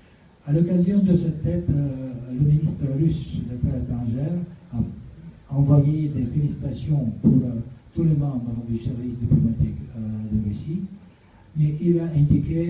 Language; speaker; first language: French; non-native, fluent; Russian